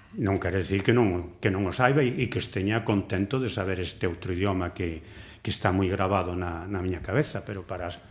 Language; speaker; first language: Galician; non-native, local second language; Spanish